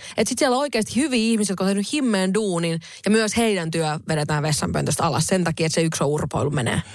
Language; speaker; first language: Finnish; native; Finnish